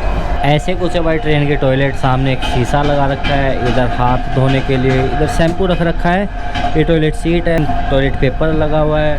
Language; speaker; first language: Hindi; native; Hindi